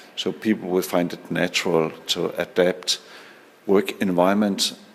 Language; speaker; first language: English; non-native, fluent; Danish